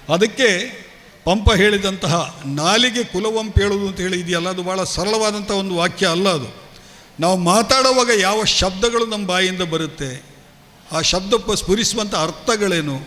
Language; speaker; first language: Kannada; non-native, local second language; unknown